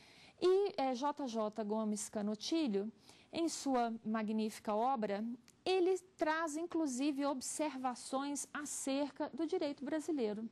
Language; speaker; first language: Portuguese; native; Portuguese